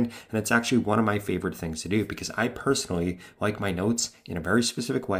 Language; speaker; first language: English; native; English